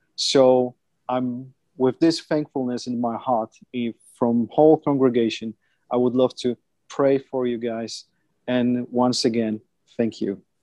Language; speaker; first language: English; non-native, fluent; Polish